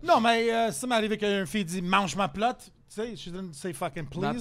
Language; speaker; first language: French; non-native, fluent; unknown